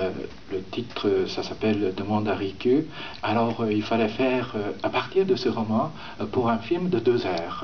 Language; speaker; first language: French; non-native, fluent; Japanese